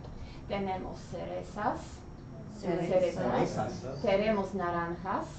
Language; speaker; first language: Spanish; non-native, learner; English